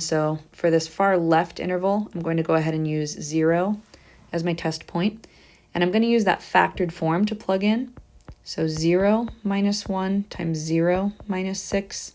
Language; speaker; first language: English; native; English